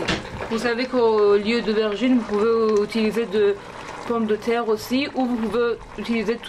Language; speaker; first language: French; non-native, fluent; Persian